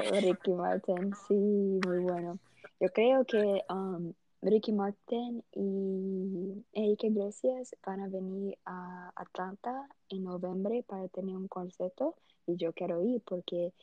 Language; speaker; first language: Spanish; early bilingual, heritage; Portuguese